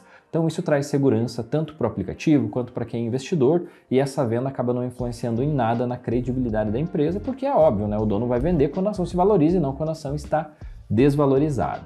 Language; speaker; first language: Portuguese; native; Portuguese